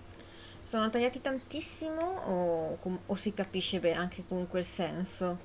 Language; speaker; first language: Italian; native; Italian